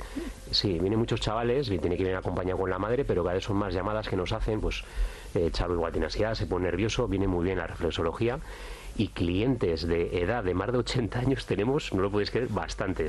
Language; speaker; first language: Spanish; native; Spanish